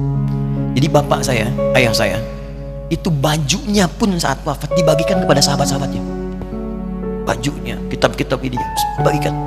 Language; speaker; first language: Indonesian; native; Indonesian